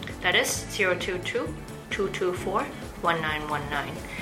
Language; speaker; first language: English; native; English